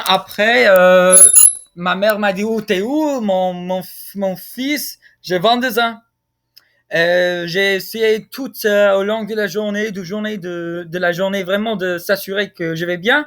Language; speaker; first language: French; non-native, fluent; English